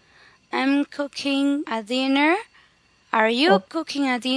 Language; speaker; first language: English; non-native, learner; Spanish